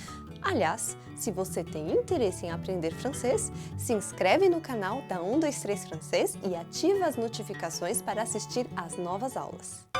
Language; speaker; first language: Portuguese; non-native, fluent; French